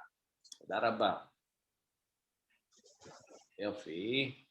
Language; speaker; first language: Hebrew; non-native, fluent; Indonesian